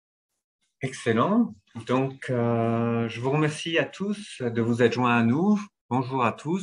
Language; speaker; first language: French; native; French